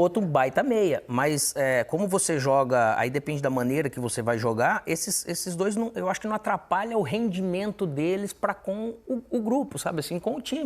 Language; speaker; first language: Portuguese; native; Portuguese